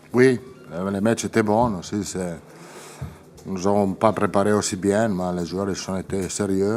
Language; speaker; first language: French; non-native, fluent; Italian